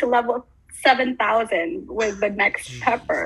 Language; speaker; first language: English; non-native, local second language; Filipino